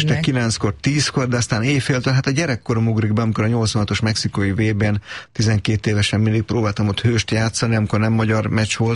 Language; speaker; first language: Hungarian; native; Hungarian